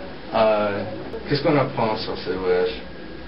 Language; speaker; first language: French; non-native, learner; English